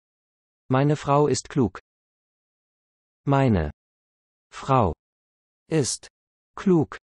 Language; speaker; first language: German; non-native, learner; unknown